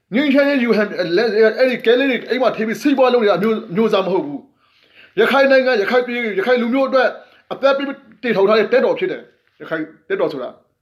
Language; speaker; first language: Burmese; non-native, local second language; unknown